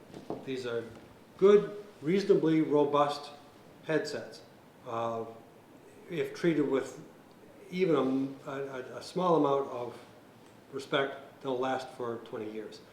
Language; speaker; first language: English; native; English